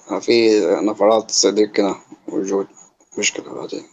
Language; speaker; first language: Arabic; non-native, learner; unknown